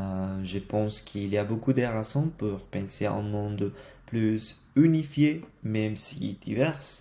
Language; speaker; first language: French; non-native, learner; Spanish